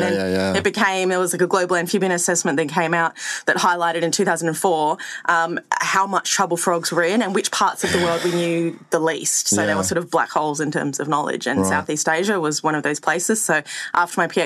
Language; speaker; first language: English; native; English